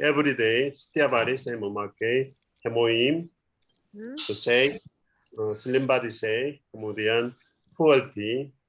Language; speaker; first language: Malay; non-native, learner; Korean